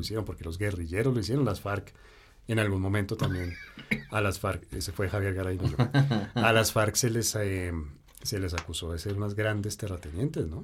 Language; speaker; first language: Spanish; native; Spanish